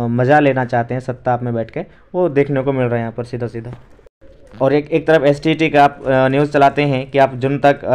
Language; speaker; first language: Hindi; native; Hindi